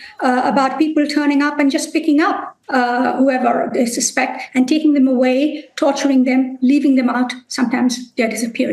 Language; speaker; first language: English; non-native, local second language; Bangla